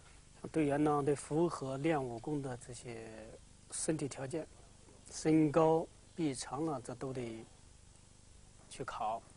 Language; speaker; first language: Chinese; native; Chinese